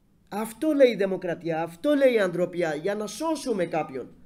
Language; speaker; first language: Greek; non-native, fluent; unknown